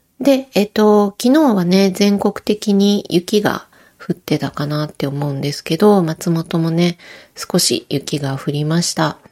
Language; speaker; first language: Japanese; native; Japanese